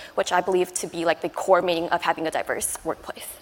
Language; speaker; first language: English; non-native, fluent; Chinese